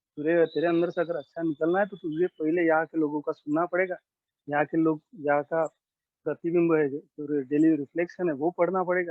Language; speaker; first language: Hindi; non-native, local second language; Marathi